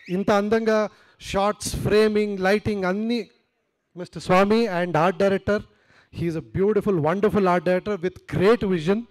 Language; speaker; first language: Telugu; non-native, learner; Kannada